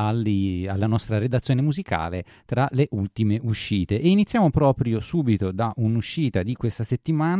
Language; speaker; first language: Italian; native; Italian